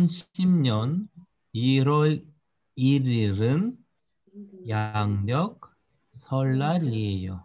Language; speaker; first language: Korean; non-native, fluent; Russian